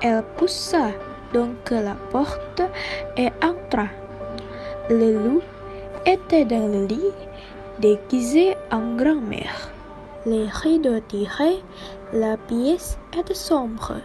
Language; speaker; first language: French; non-native, learner; Indonesian